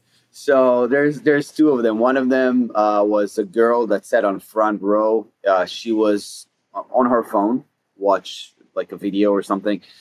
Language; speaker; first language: English; non-native, fluent; Hebrew